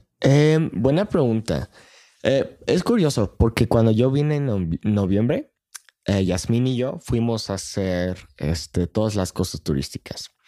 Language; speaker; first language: Spanish; non-native, fluent; English